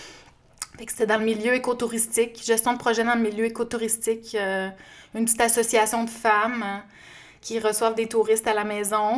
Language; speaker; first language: French; native; French